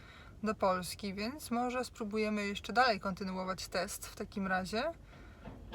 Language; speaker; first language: Polish; native; Polish